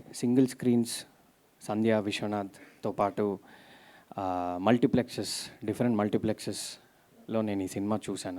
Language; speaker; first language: Telugu; native; Telugu